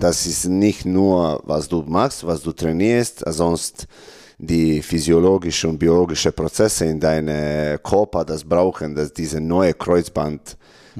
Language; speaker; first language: German; non-native, learner; Serbian